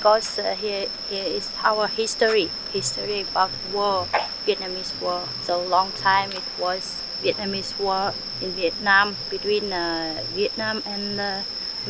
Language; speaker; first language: English; non-native, learner; Vietnamese